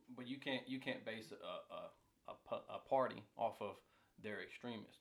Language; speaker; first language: English; native; English